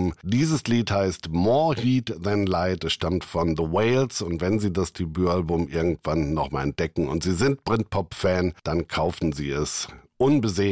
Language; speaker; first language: German; native; German